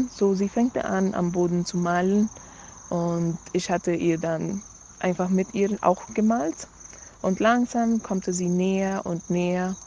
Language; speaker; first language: German; non-native, learner; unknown